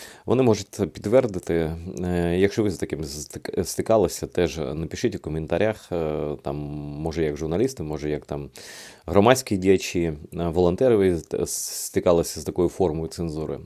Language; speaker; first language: Ukrainian; non-native, fluent; Russian